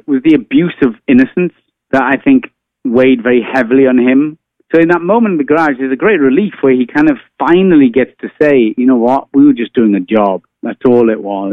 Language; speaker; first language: English; native; English